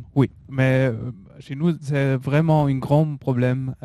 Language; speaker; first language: French; non-native, learner; German